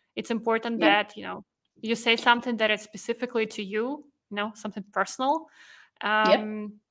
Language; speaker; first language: English; non-native, fluent; Russian